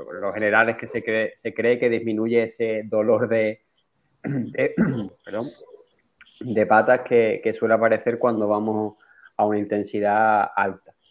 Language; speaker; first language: Spanish; native; Spanish